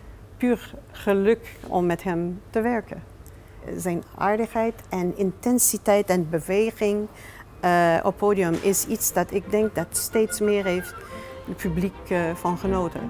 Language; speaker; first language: Dutch; non-native, fluent; English